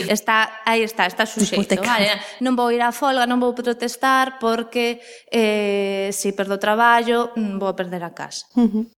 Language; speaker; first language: Galician; non-native, local second language; Spanish